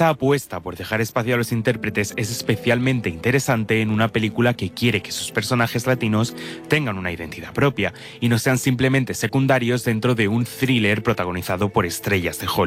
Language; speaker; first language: Spanish; native; Spanish